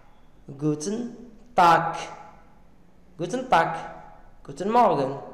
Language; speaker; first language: German; non-native, learner; Arabic